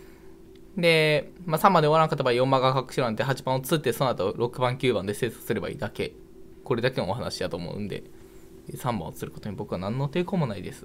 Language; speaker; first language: Japanese; native; Japanese